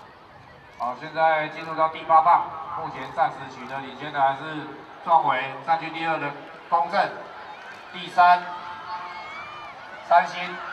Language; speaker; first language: Chinese; native; Chinese